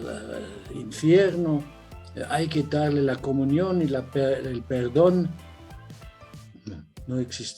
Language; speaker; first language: Spanish; non-native, fluent; German